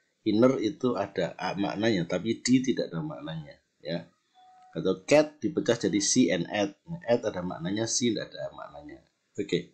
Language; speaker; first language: Indonesian; native; Indonesian